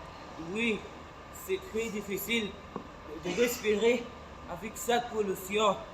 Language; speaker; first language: French; non-native, learner; Arabic